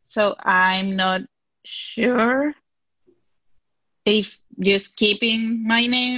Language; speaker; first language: English; non-native, fluent; Spanish